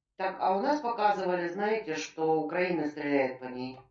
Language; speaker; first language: Ukrainian; non-native, local second language; Russian